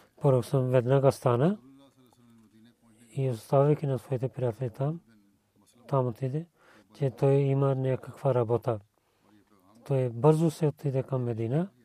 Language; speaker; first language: Bulgarian; non-native, learner; Urdu